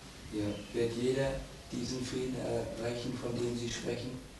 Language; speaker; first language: German; native; German